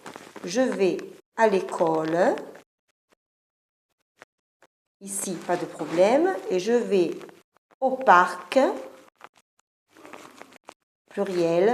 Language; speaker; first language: French; non-native, fluent; Italian